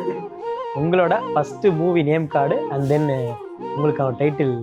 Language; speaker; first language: Tamil; native; Tamil